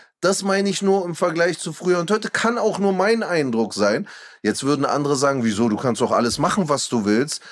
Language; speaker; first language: German; early bilingual, other home language; Turkish